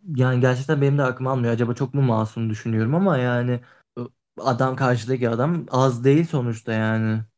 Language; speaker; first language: Turkish; native; Turkish